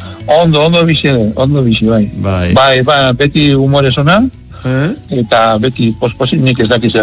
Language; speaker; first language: Basque; non-native, local second language; Spanish